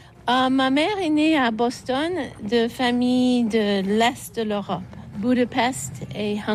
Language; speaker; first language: French; non-native, fluent; English